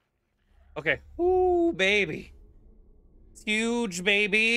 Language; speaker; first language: English; native; English